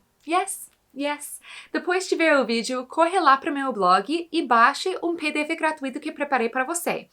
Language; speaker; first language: Portuguese; non-native, fluent; English